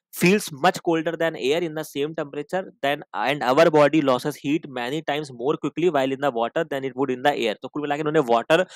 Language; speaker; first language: Hindi; native; Hindi